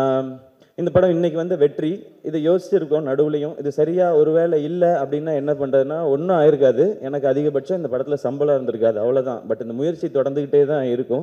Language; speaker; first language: Tamil; native; Tamil